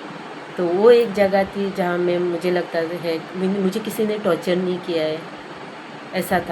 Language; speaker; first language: Hindi; non-native, local second language; Konkani